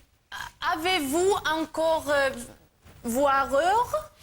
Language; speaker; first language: French; non-native, learner; German